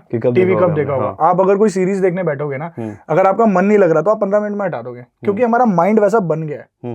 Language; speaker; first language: Hindi; native; Hindi